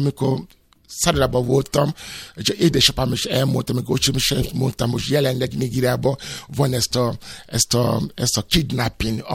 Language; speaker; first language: Hungarian; non-native, fluent; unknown